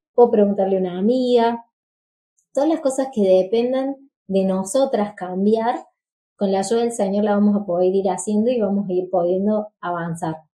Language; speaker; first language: Spanish; native; Spanish